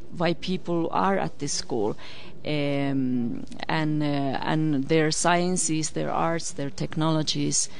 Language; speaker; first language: English; non-native, fluent; Finnish